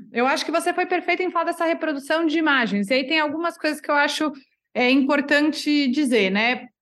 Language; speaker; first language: Portuguese; native; Portuguese